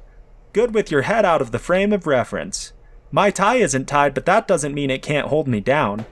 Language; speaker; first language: English; native; English